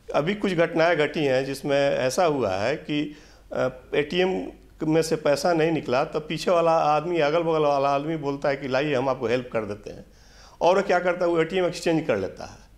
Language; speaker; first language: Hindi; native; Hindi